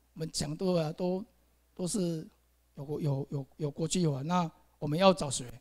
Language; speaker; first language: Chinese; native; Chinese